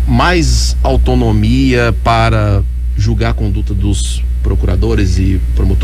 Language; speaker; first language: Portuguese; native; Portuguese